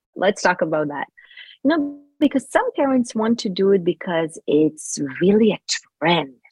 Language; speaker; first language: English; non-native, fluent; Hebrew